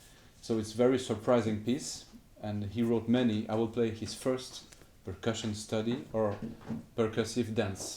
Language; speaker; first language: English; non-native, fluent; French